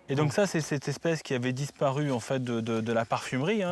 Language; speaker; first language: French; native; French